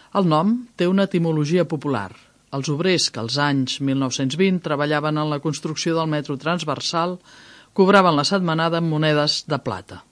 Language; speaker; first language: Catalan; native; Catalan